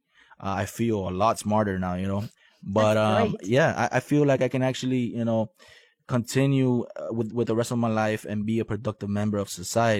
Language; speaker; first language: English; native; English